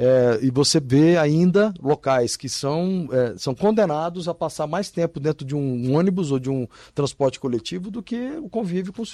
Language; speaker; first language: Portuguese; native; Portuguese